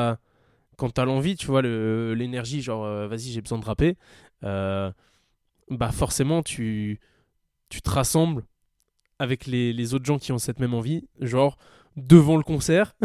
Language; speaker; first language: French; native; French